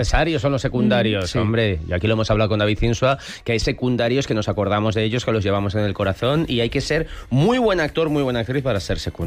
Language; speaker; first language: Spanish; native; Spanish